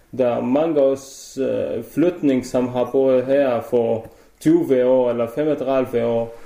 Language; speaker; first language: Danish; non-native, learner; Arabic